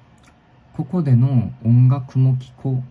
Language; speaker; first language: Japanese; non-native, learner; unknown